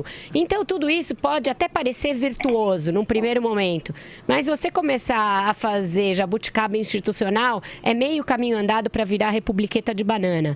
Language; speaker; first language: Portuguese; native; Portuguese